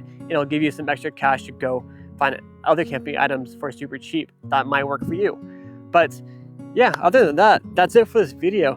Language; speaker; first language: English; native; English